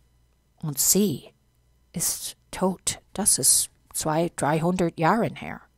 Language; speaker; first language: German; non-native, fluent; English